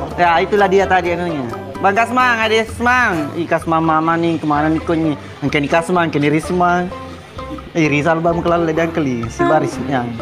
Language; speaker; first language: Indonesian; native; Indonesian